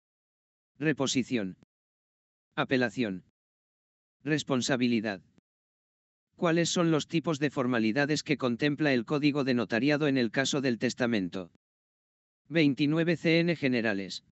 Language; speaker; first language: Spanish; native; Spanish